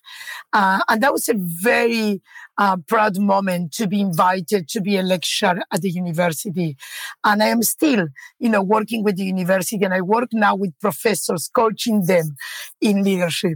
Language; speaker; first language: English; non-native, fluent; Spanish